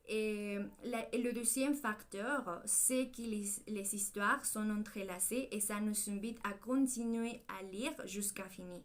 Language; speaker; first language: French; non-native, learner; Spanish